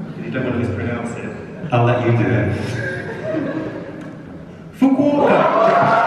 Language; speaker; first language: English; native; English